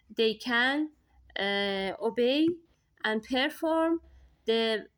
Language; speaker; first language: English; non-native, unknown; Persian